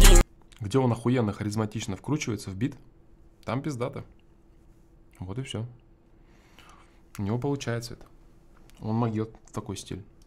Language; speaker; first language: Russian; native; Russian